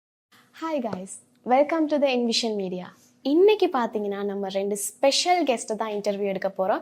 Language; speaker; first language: Tamil; native; Tamil